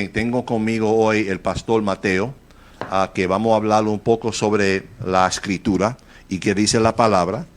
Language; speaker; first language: Spanish; native; Spanish